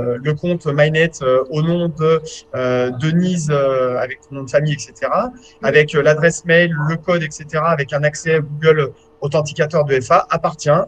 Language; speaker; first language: French; native; French